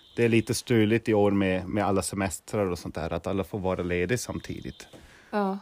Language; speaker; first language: Swedish; non-native, fluent; German